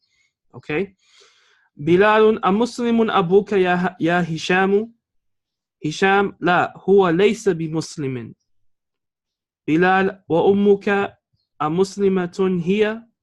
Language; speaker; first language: Arabic; non-native, fluent; English